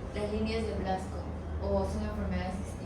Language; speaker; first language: Spanish; native; Spanish